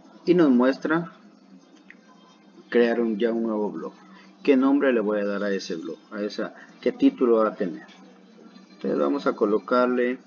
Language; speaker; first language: Spanish; native; Spanish